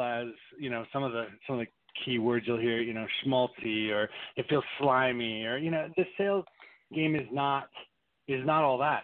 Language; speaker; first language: English; native; English